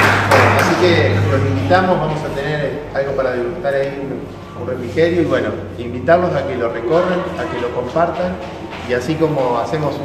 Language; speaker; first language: Spanish; native; Spanish